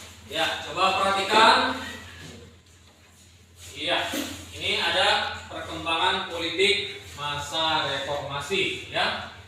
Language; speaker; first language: Indonesian; native; Indonesian